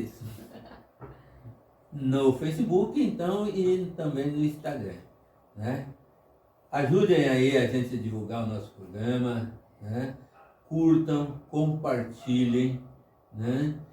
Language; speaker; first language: Portuguese; native; Portuguese